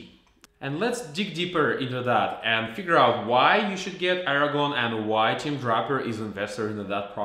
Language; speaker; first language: English; non-native, fluent; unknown